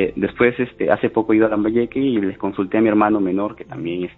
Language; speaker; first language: Spanish; native; Spanish